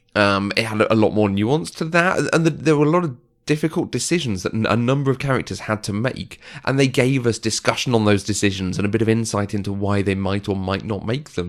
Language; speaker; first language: English; native; English